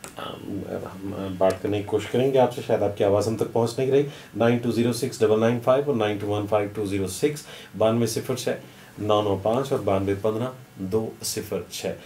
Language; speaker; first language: Urdu; native; Urdu